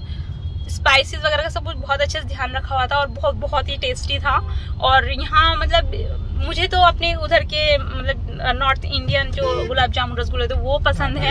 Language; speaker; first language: Hindi; native; Hindi